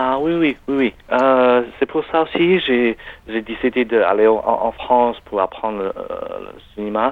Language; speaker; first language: French; non-native, learner; Chinese